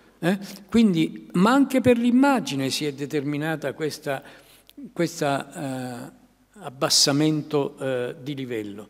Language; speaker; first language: Italian; native; Italian